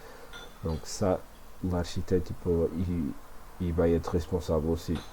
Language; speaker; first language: French; non-native, fluent; Portuguese